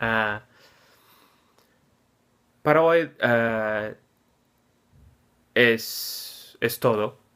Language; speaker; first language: Spanish; non-native, learner; English